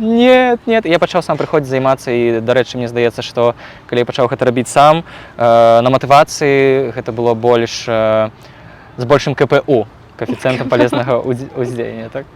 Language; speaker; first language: Belarusian; non-native, local second language; Russian